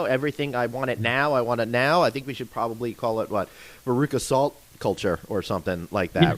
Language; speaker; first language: English; native; English